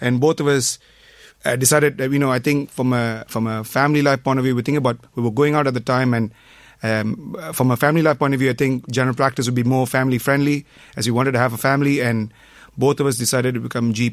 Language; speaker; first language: English; non-native, local second language; Tamil